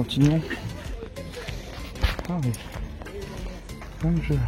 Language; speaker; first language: French; native; French